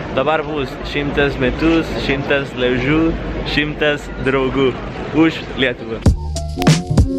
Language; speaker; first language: Lithuanian; non-native, learner; Spanish